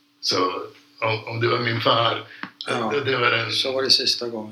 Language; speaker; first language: Swedish; non-native, fluent; Polish